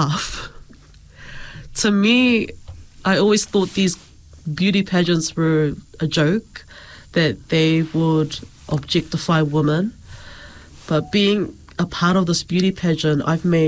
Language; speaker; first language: English; native; English